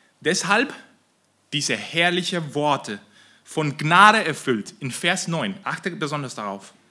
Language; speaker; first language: German; non-native, fluent; Spanish